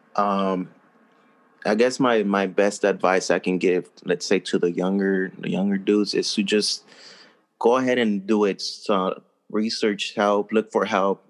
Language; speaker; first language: English; early bilingual, other home language; Spanish